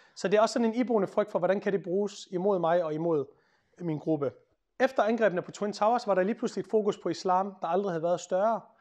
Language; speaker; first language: Danish; native; Danish